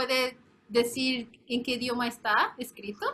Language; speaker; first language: Spanish; non-native, fluent; Korean